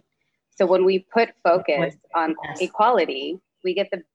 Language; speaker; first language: English; native; English